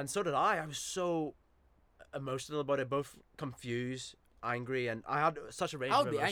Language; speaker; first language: English; native; English